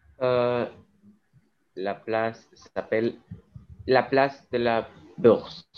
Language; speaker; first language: French; non-native, learner; English